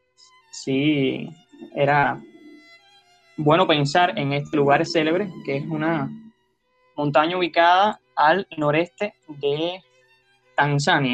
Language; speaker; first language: Spanish; native; Spanish